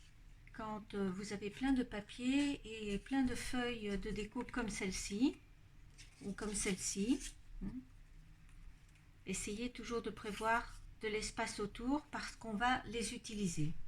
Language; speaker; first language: French; native; French